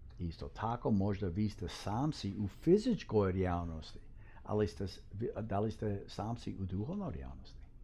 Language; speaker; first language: Croatian; early bilingual, heritage; Croatian